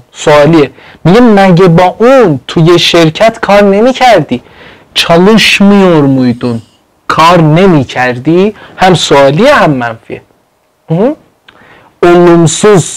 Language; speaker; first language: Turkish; non-native, fluent; Persian